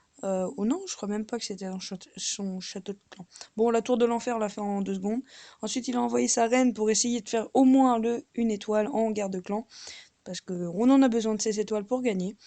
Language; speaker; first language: French; native; French